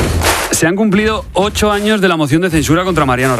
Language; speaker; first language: Spanish; native; Spanish